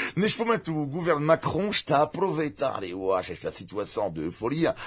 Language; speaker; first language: Portuguese; non-native, fluent; French